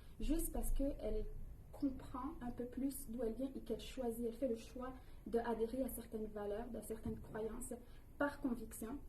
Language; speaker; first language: French; early bilingual, other home language; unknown